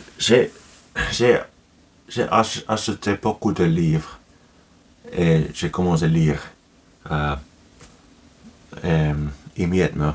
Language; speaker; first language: French; non-native, learner; Finnish